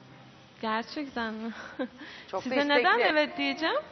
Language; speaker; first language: Turkish; non-native, fluent; Persian